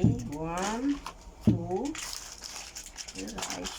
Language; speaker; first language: English; non-native, learner; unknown